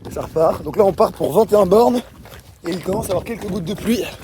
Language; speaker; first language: French; native; French